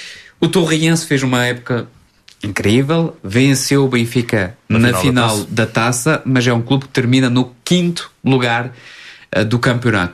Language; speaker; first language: Portuguese; native; Portuguese